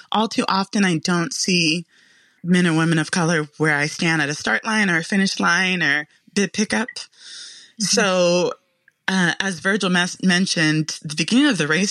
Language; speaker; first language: English; native; English